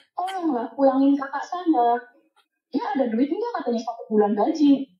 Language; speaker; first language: Indonesian; native; Indonesian